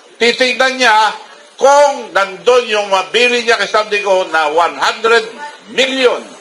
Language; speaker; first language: Filipino; non-native, local second language; Iloko